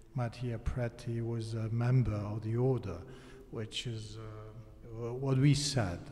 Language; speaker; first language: English; non-native, fluent; Polish